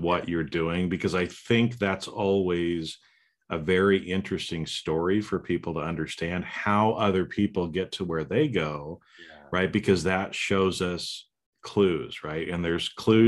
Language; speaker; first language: English; native; English